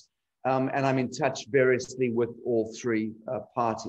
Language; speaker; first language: English; native; English